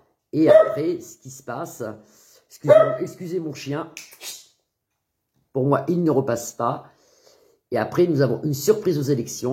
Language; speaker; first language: French; native; French